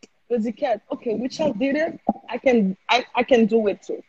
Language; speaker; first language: English; non-native, learner; Haitian Creole